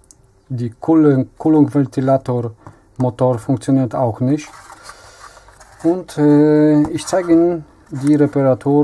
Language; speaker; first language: German; non-native, learner; Polish